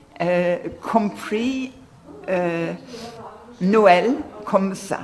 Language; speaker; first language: French; non-native, fluent; English